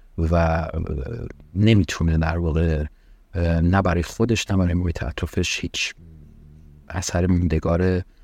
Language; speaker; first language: Persian; early bilingual, heritage; Persian